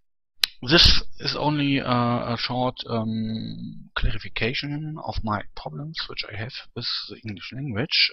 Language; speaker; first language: English; non-native, learner; German